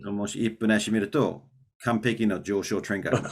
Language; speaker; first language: Japanese; non-native, learner; English